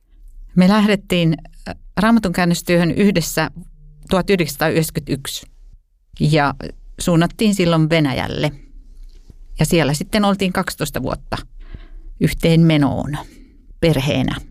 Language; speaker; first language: Finnish; native; Finnish